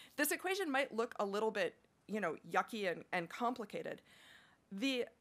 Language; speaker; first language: English; native; English